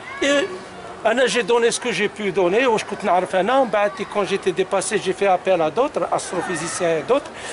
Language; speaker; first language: French; non-native, local second language; Arabic